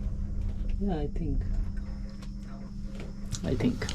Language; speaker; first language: English; non-native, learner; Hindi